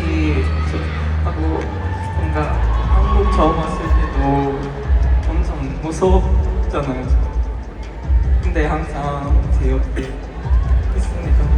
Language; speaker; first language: Korean; non-native, fluent; Filipino